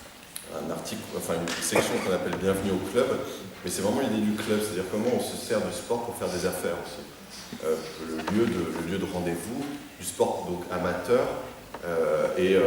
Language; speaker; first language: French; native; French